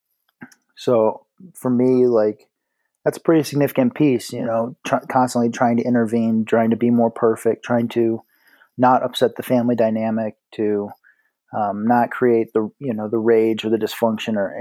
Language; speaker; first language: English; native; English